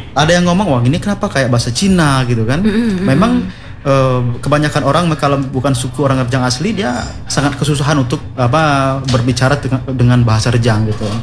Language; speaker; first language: Indonesian; non-native, local second language; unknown